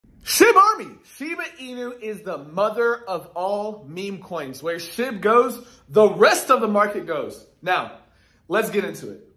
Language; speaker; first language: English; native; English